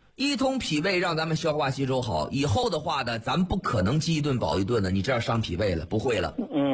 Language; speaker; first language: Chinese; native; Chinese